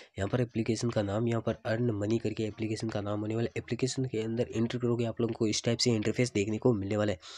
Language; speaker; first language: Hindi; native; Hindi